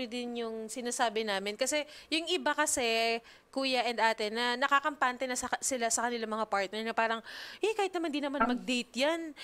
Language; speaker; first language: Filipino; native; Filipino